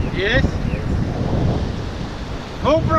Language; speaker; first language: Russian; non-native, local second language; Kyrgyz